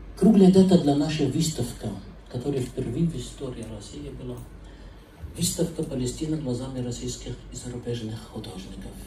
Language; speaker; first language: Russian; non-native, fluent; Arabic